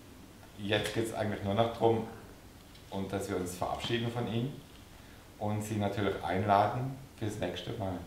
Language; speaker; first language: German; native; German